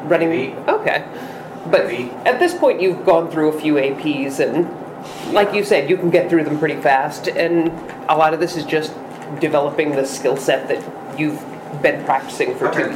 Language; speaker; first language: English; native; English